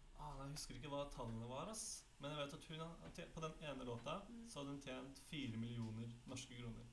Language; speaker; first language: Norwegian; native; Norwegian